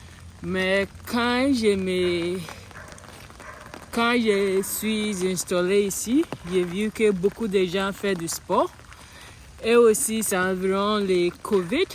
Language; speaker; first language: French; non-native, learner; English